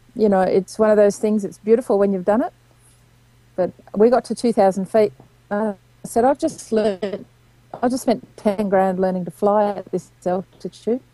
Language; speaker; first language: English; native; English